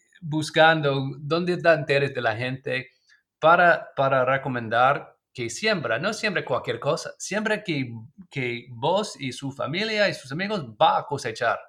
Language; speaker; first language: Spanish; non-native, learner; English